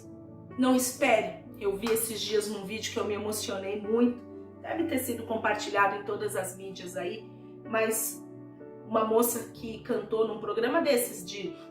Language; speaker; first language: Portuguese; native; Portuguese